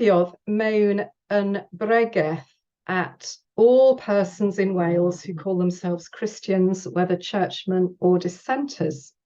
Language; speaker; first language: Welsh; non-native, learner; English